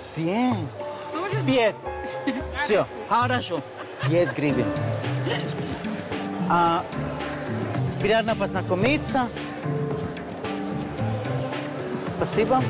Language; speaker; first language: Russian; non-native, learner; Spanish